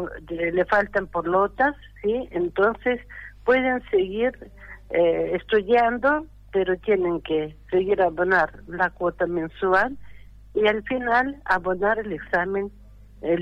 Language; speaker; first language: Spanish; non-native, fluent; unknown